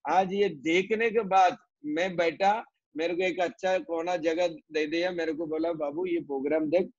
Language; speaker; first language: Hindi; non-native, local second language; Malayalam